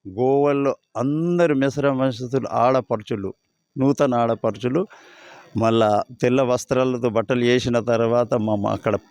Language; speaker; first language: Telugu; non-native, local second language; Gondi